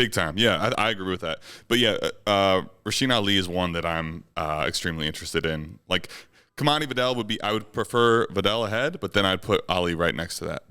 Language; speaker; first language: English; native; English